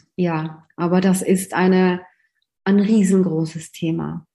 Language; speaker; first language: German; non-native, fluent; Russian